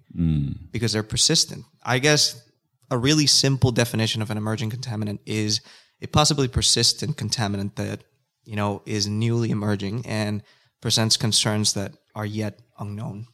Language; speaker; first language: English; non-native, fluent; Spanish